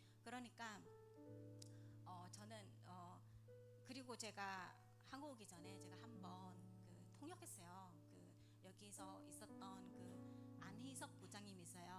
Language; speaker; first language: Korean; non-native, learner; Vietnamese